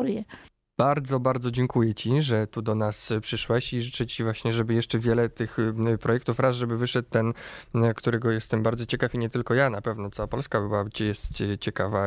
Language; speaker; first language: Polish; native; Polish